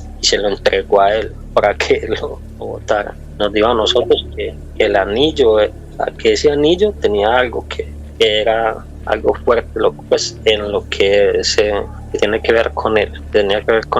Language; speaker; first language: Spanish; native; Spanish